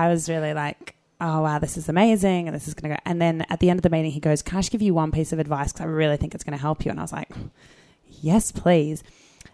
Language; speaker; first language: English; native; English